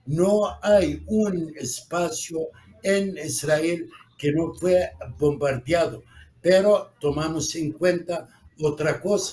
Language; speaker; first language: Spanish; non-native, fluent; Arabic